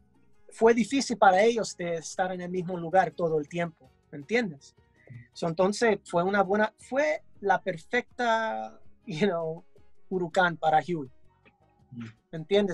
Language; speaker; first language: Spanish; early bilingual, heritage; English